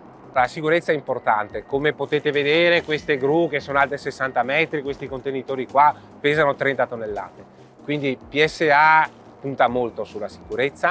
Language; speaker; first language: Italian; native; Italian